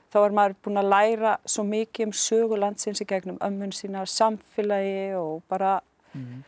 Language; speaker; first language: Icelandic; non-native, fluent; Arabic